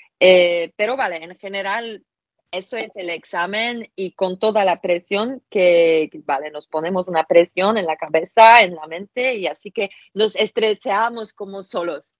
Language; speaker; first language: Spanish; non-native, fluent; Polish